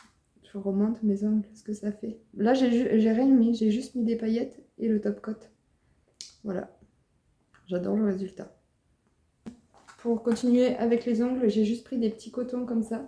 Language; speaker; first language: French; native; French